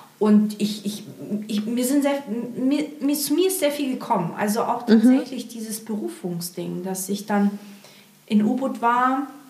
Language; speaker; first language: German; early bilingual, other home language; Portuguese